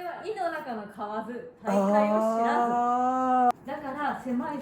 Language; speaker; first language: Japanese; native; Japanese